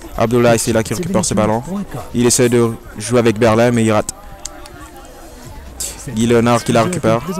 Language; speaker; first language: French; native; French